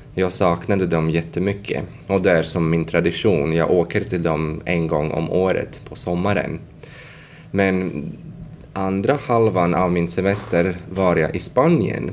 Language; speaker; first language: Swedish; non-native, fluent; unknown